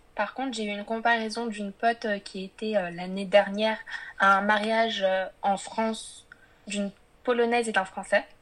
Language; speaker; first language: French; early bilingual, other home language; Polish